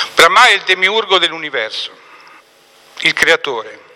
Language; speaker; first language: Italian; native; Italian